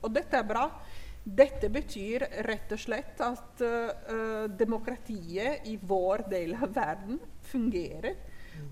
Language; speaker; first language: Norwegian; non-native, fluent; Italian